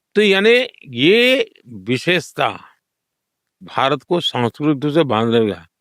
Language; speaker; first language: Hindi; non-native, local second language; Gujarati